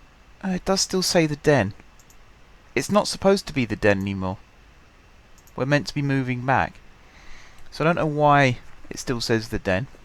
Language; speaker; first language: English; native; English